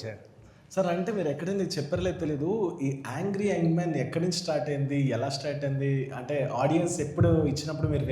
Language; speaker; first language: Telugu; native; Telugu